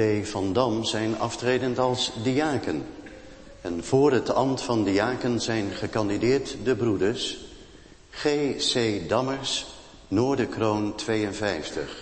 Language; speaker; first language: Dutch; native; Dutch